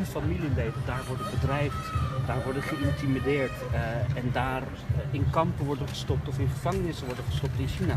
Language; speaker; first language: Dutch; early bilingual, other home language; Turkish